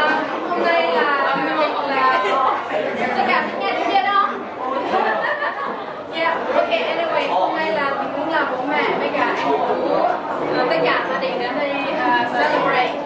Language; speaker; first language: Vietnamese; early bilingual, heritage; Vietnamese